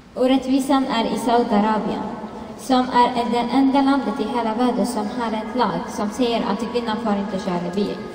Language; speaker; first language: Swedish; non-native, fluent; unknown